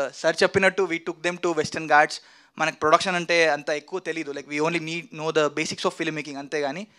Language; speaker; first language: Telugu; non-native, fluent; Kannada